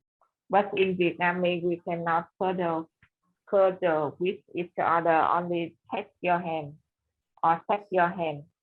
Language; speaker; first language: English; non-native, learner; Vietnamese